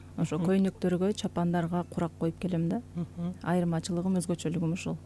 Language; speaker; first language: Kyrgyz; native; Kyrgyz